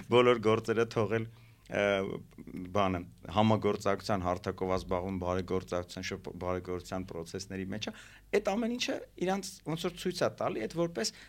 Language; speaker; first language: Armenian; native; Armenian